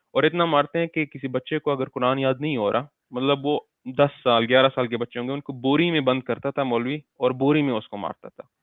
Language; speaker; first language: Urdu; non-native, local second language; Pashto